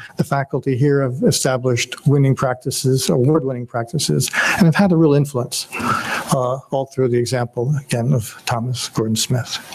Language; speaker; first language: English; native; English